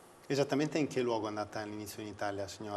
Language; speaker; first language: Italian; native; Italian